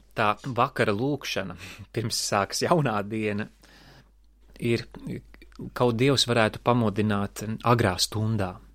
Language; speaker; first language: Latvian; native; Latvian